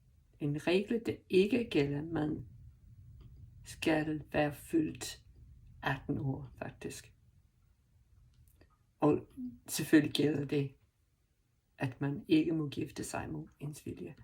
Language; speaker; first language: Danish; non-native, learner; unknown